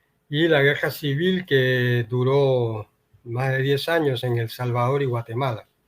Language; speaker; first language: Spanish; native; Spanish